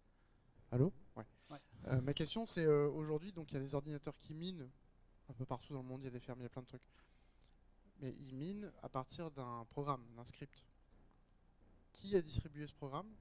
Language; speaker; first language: French; native; French